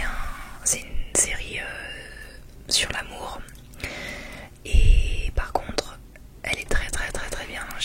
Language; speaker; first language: French; native; French